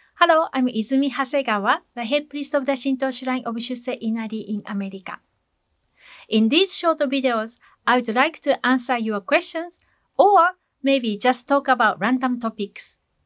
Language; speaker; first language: English; non-native, fluent; Japanese